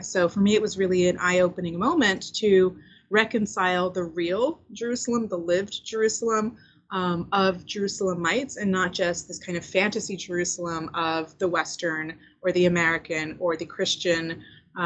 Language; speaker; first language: English; early bilingual, other home language; Spanish